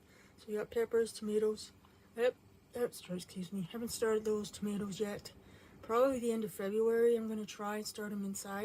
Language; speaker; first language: English; native; English